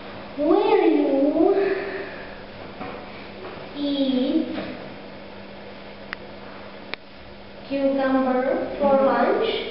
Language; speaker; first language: English; non-native, learner; Czech